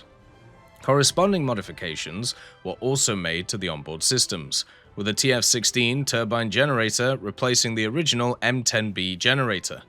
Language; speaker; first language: English; native; English